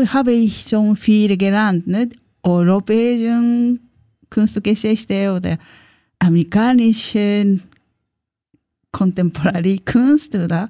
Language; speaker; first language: German; non-native, learner; Japanese